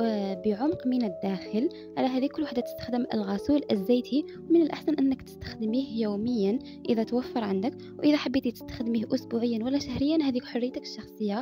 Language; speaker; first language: Arabic; native; Arabic